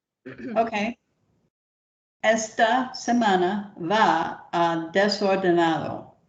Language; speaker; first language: Spanish; non-native, learner; English